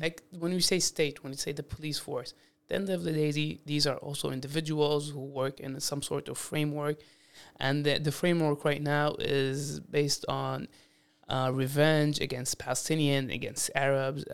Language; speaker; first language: English; non-native, fluent; Arabic